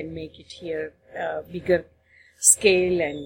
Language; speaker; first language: English; non-native, local second language; Gujarati